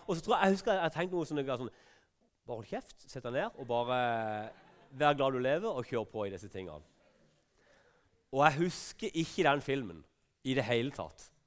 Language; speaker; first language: Norwegian; native; Norwegian